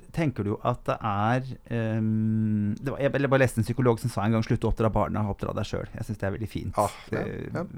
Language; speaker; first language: Norwegian; native; Norwegian